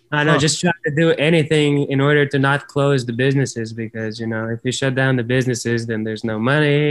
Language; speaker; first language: English; non-native, fluent; Latvian